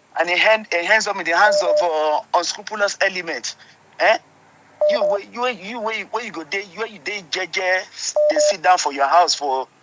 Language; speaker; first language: Nigerian Pidgin; non-native, local second language; Yoruba